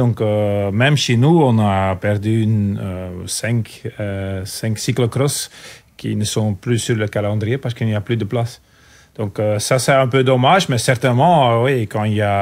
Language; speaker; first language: French; non-native, local second language; Dutch